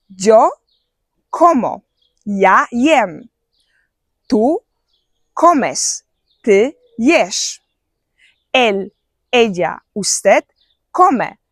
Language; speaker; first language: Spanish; non-native, fluent; Polish